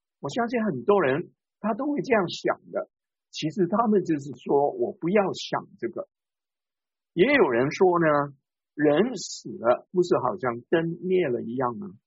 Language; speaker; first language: Chinese; non-native, local second language; Cantonese